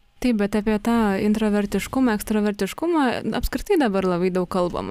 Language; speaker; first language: Lithuanian; native; Lithuanian